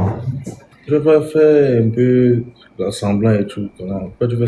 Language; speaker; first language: French; non-native, local second language; Lingala